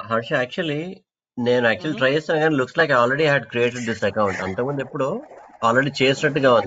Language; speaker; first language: Telugu; native; Telugu